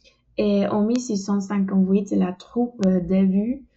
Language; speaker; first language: French; non-native, fluent; Spanish